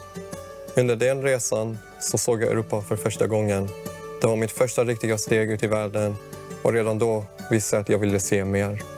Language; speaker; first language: Swedish; early bilingual, other home language; Persian